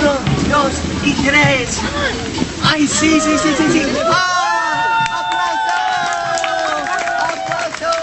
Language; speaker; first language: Spanish; non-native, learner; English